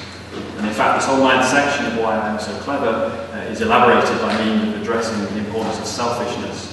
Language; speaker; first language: English; native; English